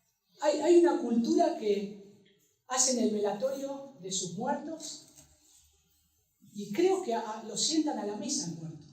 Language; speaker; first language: Spanish; native; Spanish